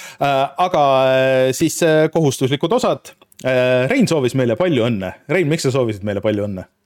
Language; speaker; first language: Estonian; native; Estonian